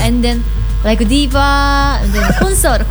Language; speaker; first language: English; non-native, learner; Korean